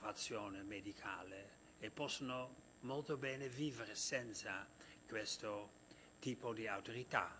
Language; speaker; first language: Italian; non-native, fluent; Dutch